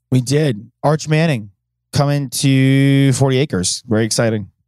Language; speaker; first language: English; native; English